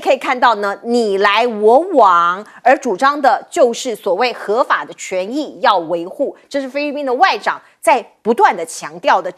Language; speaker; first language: Chinese; native; Chinese